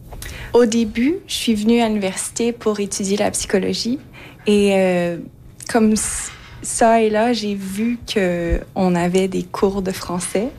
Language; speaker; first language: French; native; French